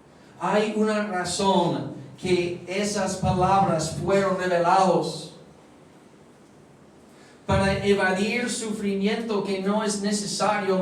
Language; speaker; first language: Spanish; non-native, fluent; English